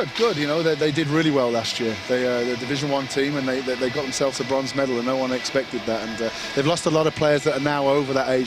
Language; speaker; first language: English; native; English